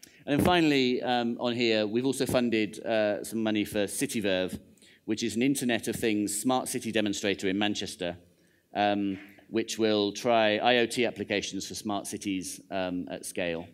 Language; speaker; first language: English; native; English